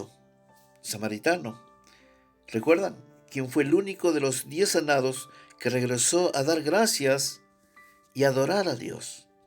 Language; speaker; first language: Spanish; native; Spanish